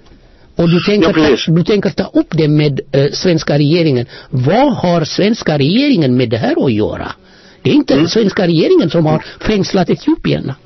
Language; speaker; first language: Swedish; non-native, fluent; Amharic